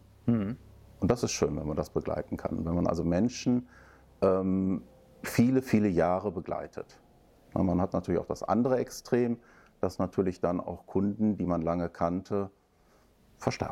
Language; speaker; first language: German; native; German